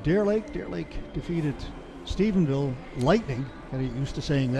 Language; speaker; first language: English; native; English